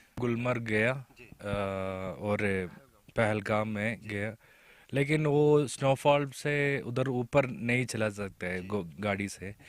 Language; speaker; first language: Hindi; non-native, local second language; Malayalam